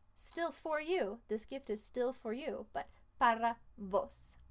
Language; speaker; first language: English; native; English